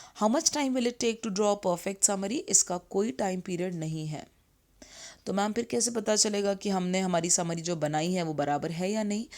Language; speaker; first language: Hindi; native; Hindi